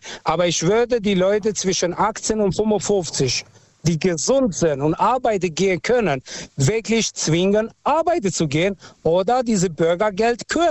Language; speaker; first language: German; non-native, fluent; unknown